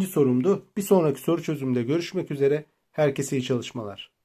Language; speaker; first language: Turkish; native; Turkish